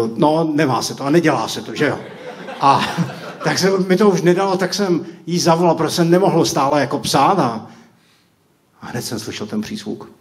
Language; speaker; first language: Czech; native; Czech